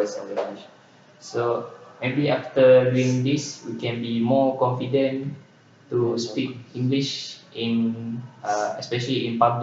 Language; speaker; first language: English; non-native, local second language; Malay